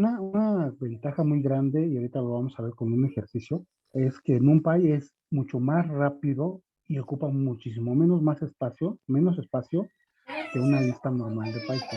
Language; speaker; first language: Spanish; native; Spanish